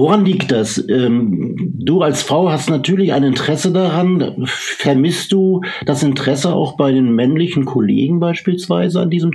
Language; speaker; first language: German; native; German